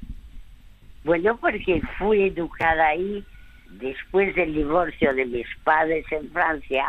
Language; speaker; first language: Spanish; early bilingual, other home language; French